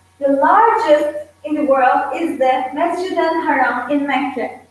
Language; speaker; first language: English; non-native, fluent; Turkish